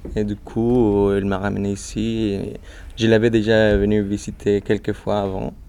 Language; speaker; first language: French; non-native, learner; Spanish